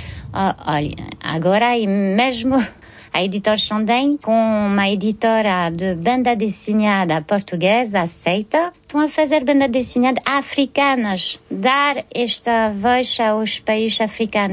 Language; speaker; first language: Portuguese; non-native, fluent; French